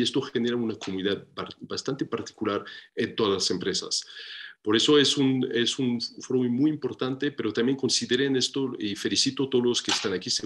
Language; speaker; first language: Spanish; non-native, fluent; French